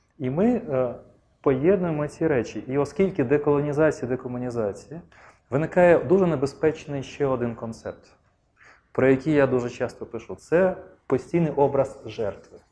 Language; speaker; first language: Ukrainian; non-native, local second language; Russian